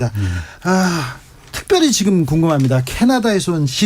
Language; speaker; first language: Korean; native; Korean